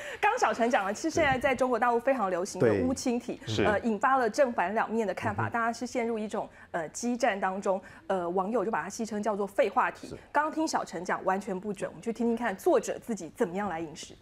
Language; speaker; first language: Chinese; native; Chinese